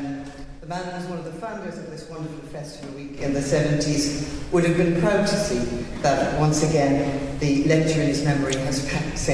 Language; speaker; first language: English; native; English